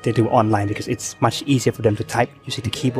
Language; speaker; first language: English; non-native, fluent; Thai